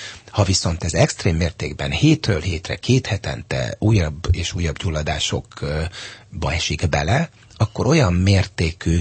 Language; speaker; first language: Hungarian; native; Hungarian